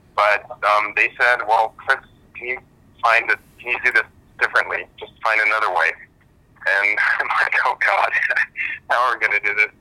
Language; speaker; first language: English; early bilingual, other home language; German